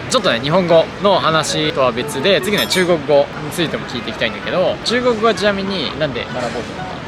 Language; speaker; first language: Japanese; native; Japanese